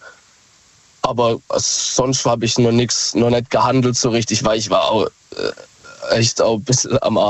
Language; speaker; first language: German; native; German